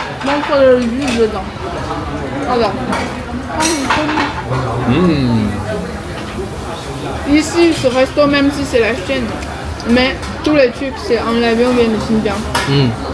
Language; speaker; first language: French; non-native, learner; Chinese